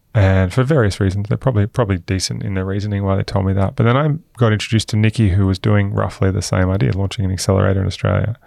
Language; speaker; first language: English; native; English